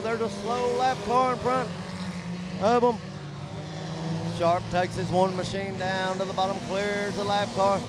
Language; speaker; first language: English; native; English